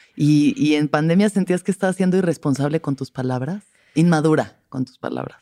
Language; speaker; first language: Spanish; native; Spanish